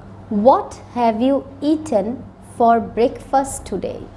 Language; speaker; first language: English; non-native, local second language; Bangla